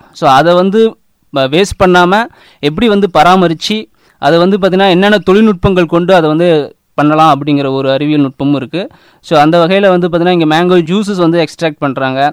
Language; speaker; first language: Tamil; native; Tamil